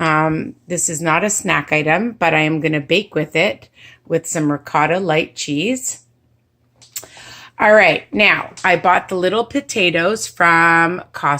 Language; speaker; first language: English; native; English